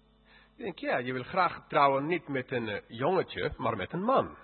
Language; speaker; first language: Dutch; non-native, fluent; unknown